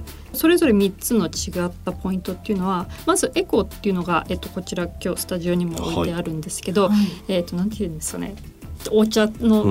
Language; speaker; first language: Japanese; native; Japanese